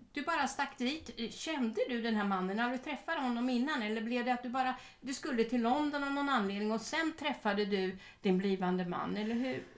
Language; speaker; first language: Swedish; native; Swedish